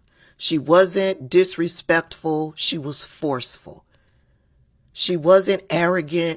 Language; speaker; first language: English; native; English